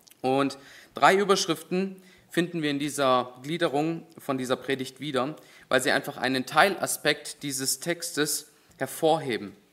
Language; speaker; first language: German; native; German